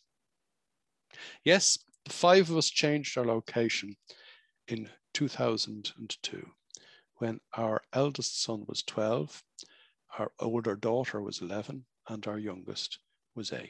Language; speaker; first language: English; native; English